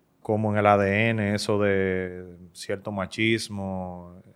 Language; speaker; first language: Spanish; native; Spanish